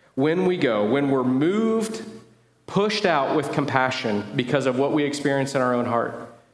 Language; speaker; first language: English; native; English